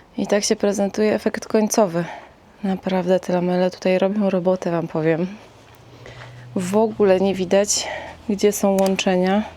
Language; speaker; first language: Polish; native; Polish